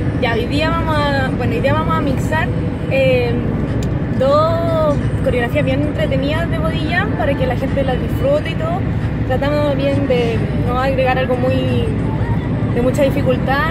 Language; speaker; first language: Spanish; native; Spanish